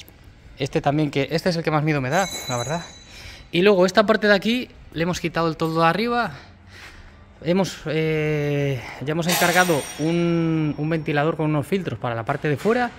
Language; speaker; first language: Spanish; native; Spanish